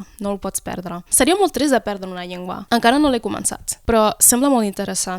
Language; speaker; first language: Catalan; non-native, local second language; French